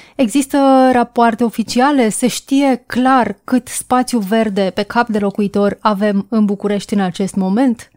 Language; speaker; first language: Romanian; native; Romanian